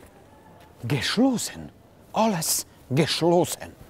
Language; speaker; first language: German; non-native, learner; Slovenian